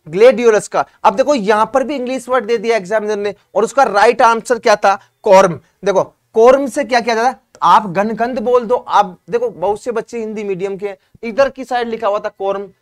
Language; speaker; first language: Hindi; native; Hindi